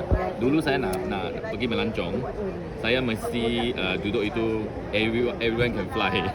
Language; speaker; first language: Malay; non-native, local second language; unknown